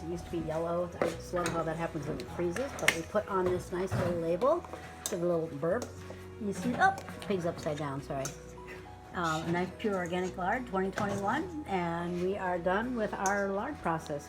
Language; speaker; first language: English; native; English